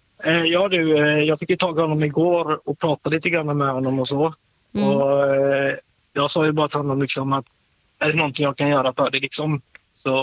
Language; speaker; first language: Swedish; native; Swedish